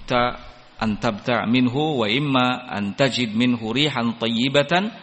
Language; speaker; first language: Arabic; non-native, fluent; Indonesian